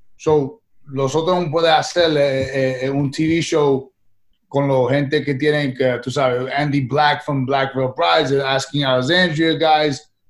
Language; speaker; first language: Spanish; early bilingual, heritage; Spanish